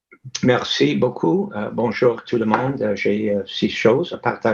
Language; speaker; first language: French; non-native, local second language; English